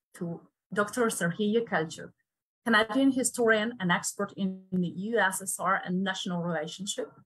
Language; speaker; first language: English; non-native, fluent; Ukrainian